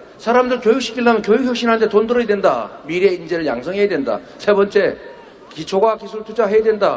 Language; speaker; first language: Korean; native; Korean